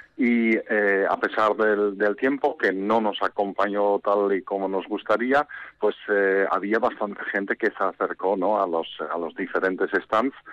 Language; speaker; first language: Spanish; non-native, fluent; Dutch